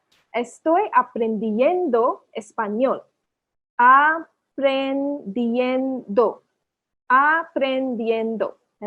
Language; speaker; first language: Spanish; non-native, learner; Manipuri